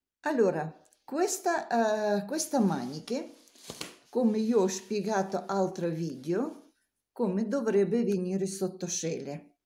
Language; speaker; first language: Italian; non-native, learner; Russian